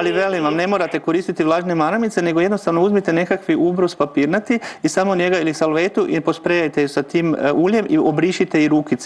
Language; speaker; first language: Croatian; native; Croatian